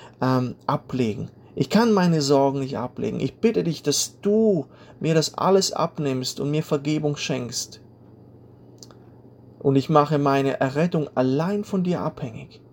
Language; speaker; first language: German; native; German